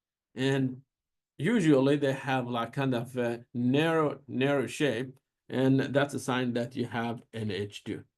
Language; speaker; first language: English; non-native, fluent; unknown